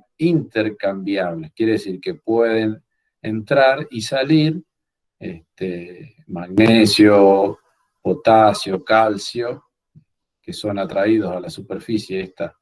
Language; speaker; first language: Spanish; native; Spanish